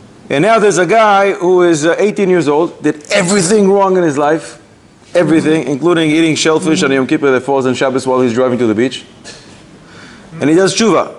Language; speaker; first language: English; native; English